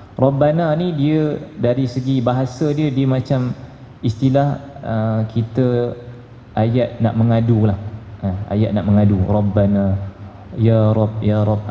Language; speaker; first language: Malay; native; Malay